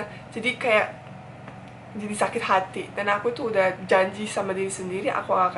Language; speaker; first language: Indonesian; non-native, fluent; Bosnian